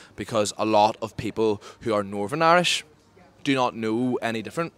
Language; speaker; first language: English; native; English